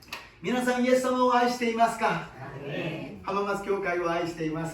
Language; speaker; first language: Japanese; non-native, fluent; Korean